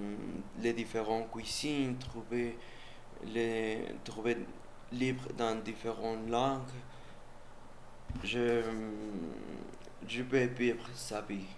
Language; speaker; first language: French; non-native, learner; Spanish